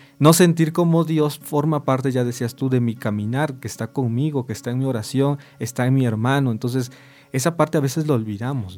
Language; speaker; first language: Spanish; native; Spanish